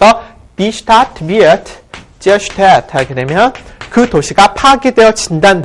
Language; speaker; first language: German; non-native, fluent; Korean